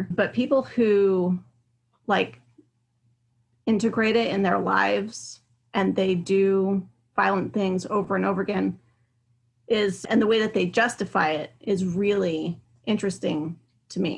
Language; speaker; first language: English; native; English